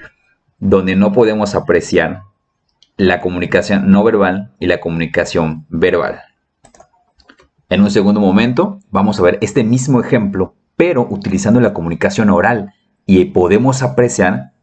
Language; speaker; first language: Spanish; native; Spanish